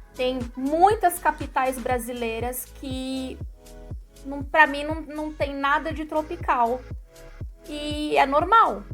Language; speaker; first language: Portuguese; native; Portuguese